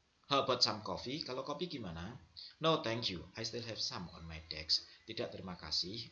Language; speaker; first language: English; non-native, fluent; Indonesian